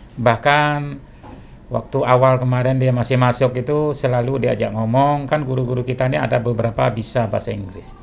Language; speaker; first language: Indonesian; native; Indonesian